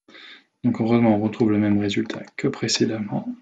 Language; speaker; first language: French; native; French